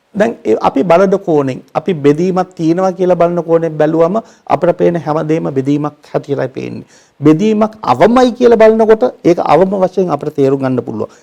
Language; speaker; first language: Sinhala; non-native, local second language; Tamil